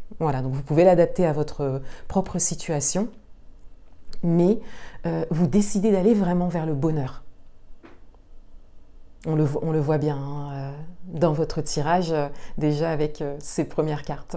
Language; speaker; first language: French; native; French